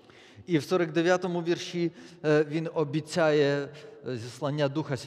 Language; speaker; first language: Polish; non-native, learner; Ukrainian